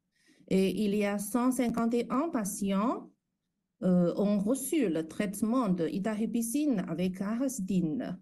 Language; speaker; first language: French; non-native, fluent; Chinese